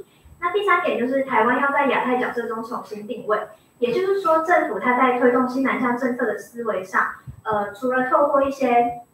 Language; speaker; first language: Chinese; native; Chinese